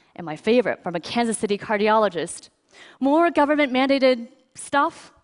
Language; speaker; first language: English; early bilingual, other home language; Chinese